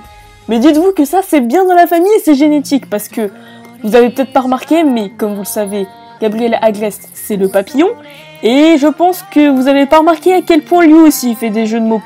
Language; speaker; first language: French; native; French